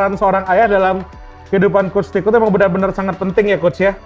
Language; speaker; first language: Indonesian; native; Indonesian